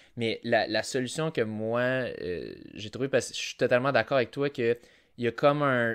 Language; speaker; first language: French; native; French